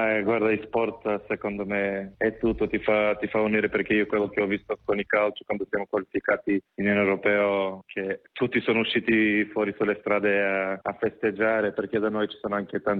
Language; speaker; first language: Italian; non-native, fluent; Macedonian